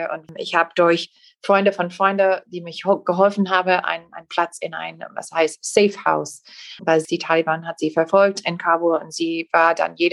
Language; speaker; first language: German; non-native, fluent; English